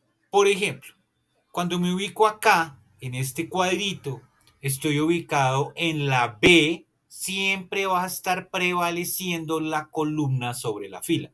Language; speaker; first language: Spanish; native; Spanish